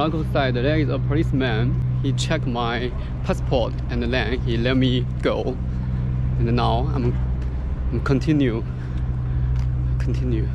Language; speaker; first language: English; non-native, fluent; Chinese